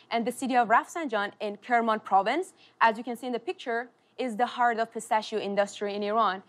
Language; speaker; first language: English; non-native, fluent; Persian